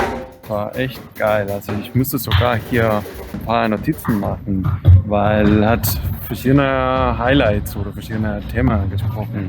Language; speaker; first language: German; non-native, fluent; Spanish